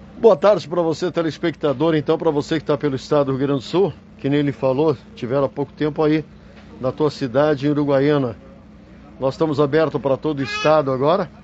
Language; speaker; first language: Portuguese; native; Portuguese